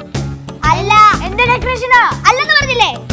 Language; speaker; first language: Malayalam; native; Malayalam